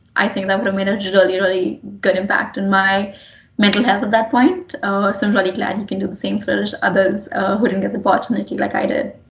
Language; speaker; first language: English; non-native, local second language; Hindi